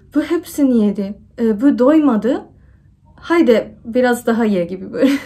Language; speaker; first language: Turkish; non-native, fluent; Japanese